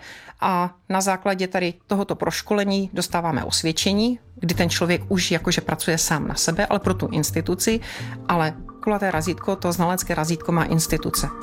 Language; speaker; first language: Czech; native; Czech